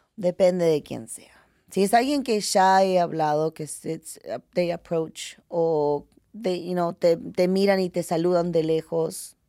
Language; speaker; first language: Spanish; native; Spanish